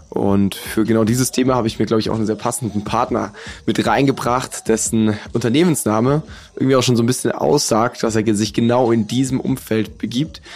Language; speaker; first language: German; native; German